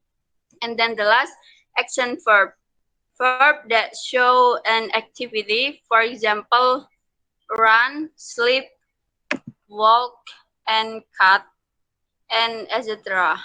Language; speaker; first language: English; non-native, learner; Indonesian